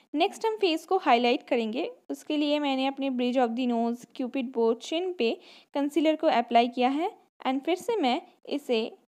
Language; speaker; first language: Hindi; non-native, local second language; Bangla